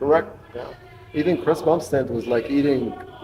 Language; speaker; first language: English; non-native, fluent; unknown